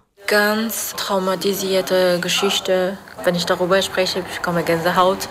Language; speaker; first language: German; non-native, fluent; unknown